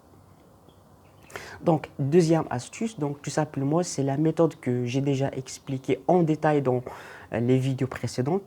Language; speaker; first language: French; non-native, local second language; Arabic